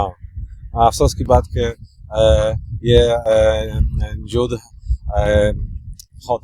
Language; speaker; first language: Hindi; non-native, learner; Polish